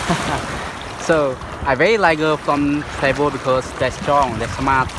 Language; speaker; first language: English; non-native, learner; Vietnamese